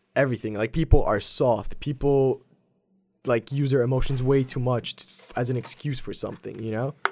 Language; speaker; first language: English; early bilingual, other home language; Polish